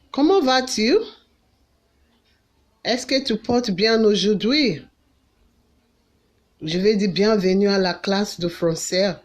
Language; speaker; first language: French; non-native, fluent; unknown